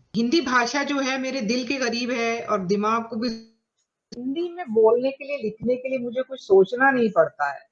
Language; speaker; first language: Hindi; native; Hindi